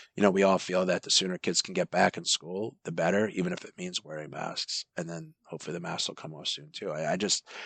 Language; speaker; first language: English; native; English